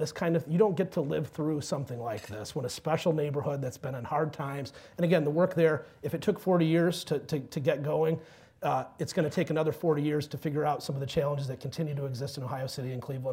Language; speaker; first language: English; native; English